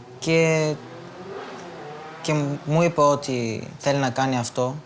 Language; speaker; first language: Greek; non-native, local second language; Bulgarian